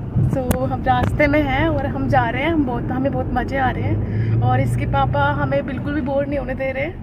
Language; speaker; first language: Hindi; native; Hindi